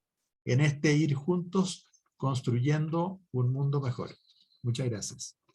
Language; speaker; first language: Spanish; native; Spanish